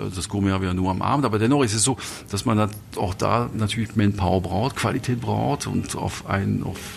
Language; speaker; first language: German; non-native, fluent; French